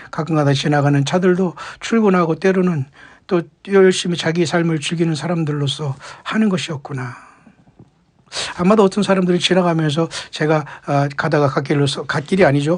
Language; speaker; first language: Korean; native; Korean